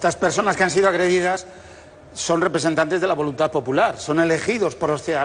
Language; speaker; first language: Spanish; native; Spanish